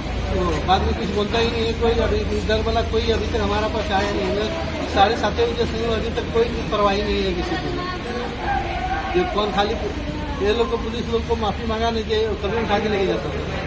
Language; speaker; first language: Hindi; non-native, local second language; Bhojpuri